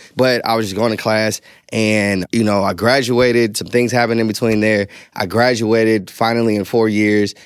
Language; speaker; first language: English; native; English